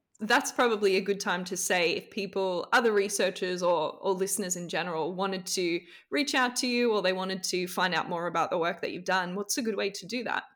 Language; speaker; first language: English; native; English